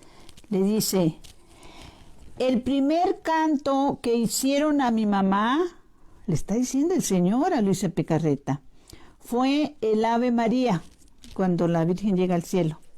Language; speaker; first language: Spanish; native; Spanish